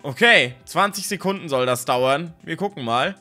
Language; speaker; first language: German; native; German